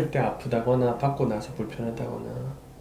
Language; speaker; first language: Korean; native; Korean